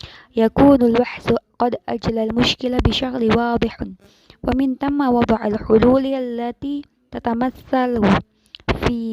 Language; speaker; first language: Arabic; non-native, learner; Indonesian